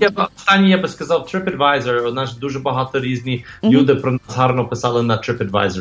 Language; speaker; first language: Ukrainian; early bilingual, heritage; English